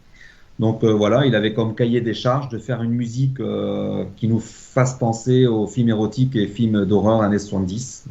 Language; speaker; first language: French; native; French